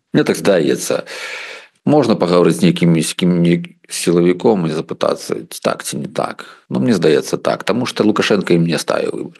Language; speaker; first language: Belarusian; non-native, local second language; Russian